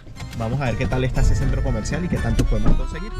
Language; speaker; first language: Spanish; native; Spanish